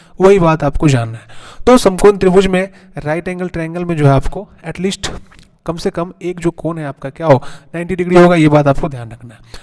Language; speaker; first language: Hindi; native; Hindi